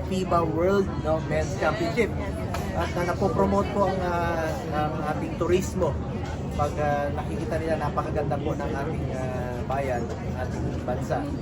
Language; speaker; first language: Filipino; native; Filipino